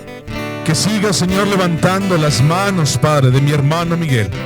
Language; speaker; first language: Spanish; native; Spanish